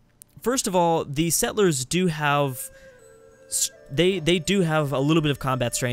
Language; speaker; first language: English; native; English